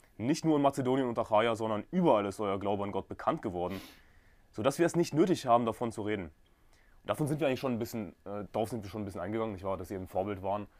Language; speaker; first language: German; native; German